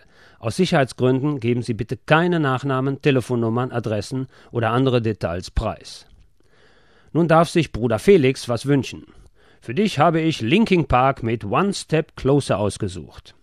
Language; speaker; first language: German; native; German